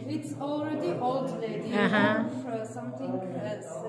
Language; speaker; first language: English; non-native, learner; Armenian